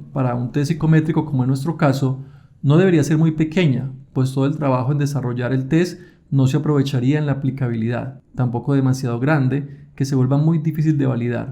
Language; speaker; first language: Spanish; native; Spanish